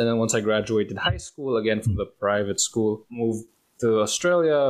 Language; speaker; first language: English; non-native, local second language; Filipino